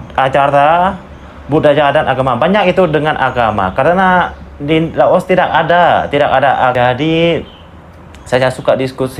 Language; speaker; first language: Indonesian; non-native, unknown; Lao